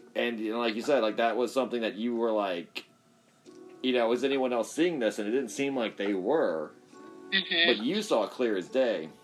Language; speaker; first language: English; native; English